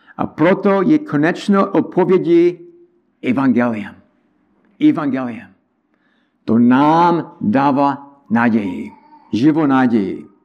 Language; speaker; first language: Czech; non-native, learner; English